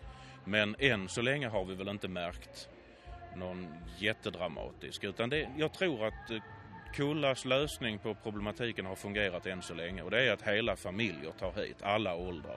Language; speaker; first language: Swedish; native; Swedish